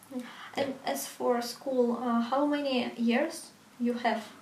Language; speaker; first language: English; non-native, learner; Russian